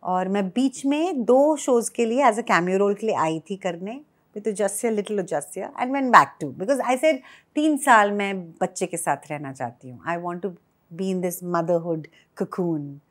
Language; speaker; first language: Hindi; native; Hindi